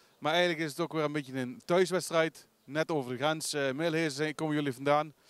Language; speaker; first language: Dutch; native; Dutch